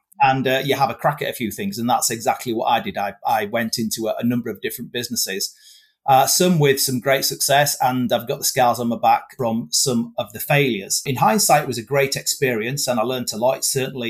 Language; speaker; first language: English; native; English